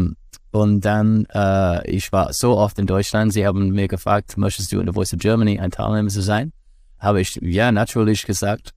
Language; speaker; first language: German; non-native, learner; English